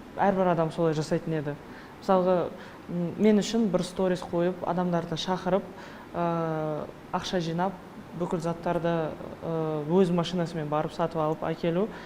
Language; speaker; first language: Kazakh; non-native, local second language; Russian